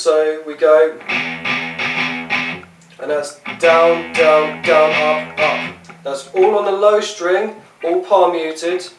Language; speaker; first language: English; native; English